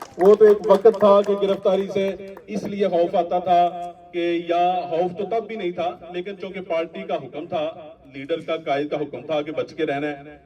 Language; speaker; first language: Urdu; non-native, local second language; Punjabi